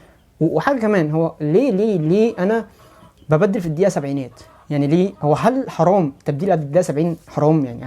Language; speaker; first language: Arabic; native; Arabic